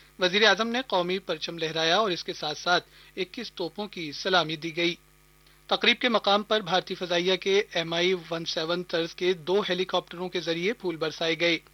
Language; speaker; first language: Urdu; native; Urdu